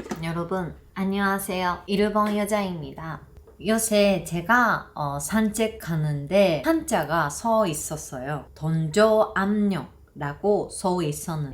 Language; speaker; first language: Korean; non-native, learner; Japanese